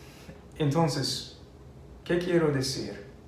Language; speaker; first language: Spanish; non-native, fluent; English